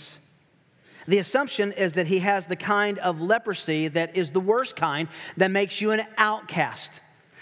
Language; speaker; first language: English; native; English